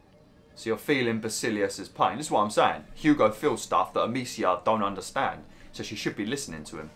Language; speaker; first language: English; native; English